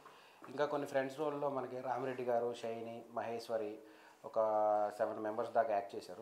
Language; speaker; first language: Telugu; native; Telugu